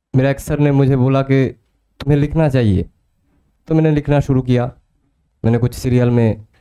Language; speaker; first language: Hindi; non-native, local second language; Bangla